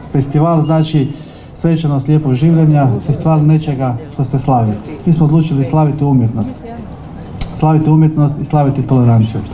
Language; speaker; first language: Croatian; native; Croatian